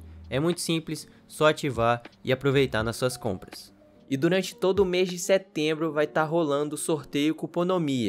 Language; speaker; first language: Portuguese; native; Portuguese